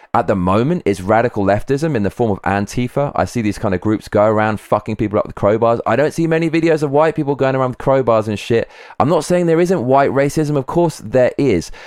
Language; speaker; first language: English; native; English